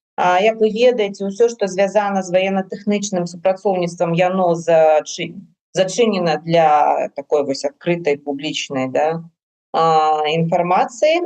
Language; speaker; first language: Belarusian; non-native, local second language; Russian